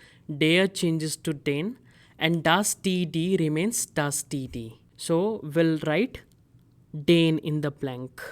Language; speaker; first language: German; non-native, fluent; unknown